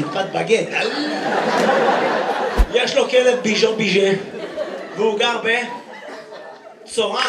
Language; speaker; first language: Hebrew; native; Hebrew